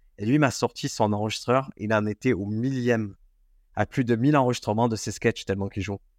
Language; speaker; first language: French; native; French